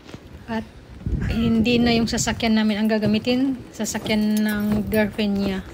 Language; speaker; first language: Filipino; native; Filipino